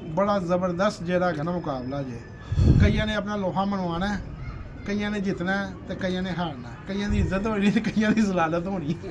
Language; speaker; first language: Urdu; non-native, local second language; Punjabi